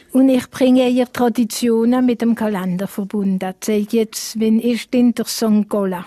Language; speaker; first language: German; non-native, local second language; Swiss German